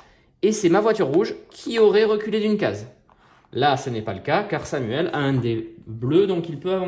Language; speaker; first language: French; native; French